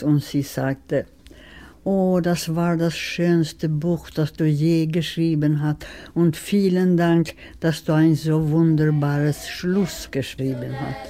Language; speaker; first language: German; non-native, fluent; Swedish